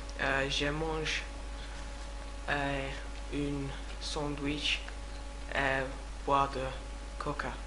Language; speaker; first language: French; non-native, learner; English